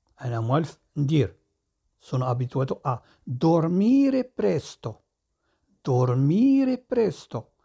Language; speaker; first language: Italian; non-native, fluent; Arabic